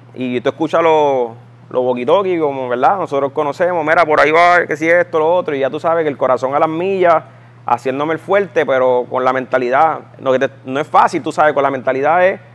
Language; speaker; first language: Spanish; native; Spanish